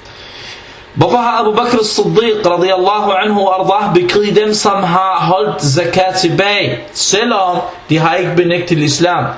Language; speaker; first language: Danish; early bilingual, other home language; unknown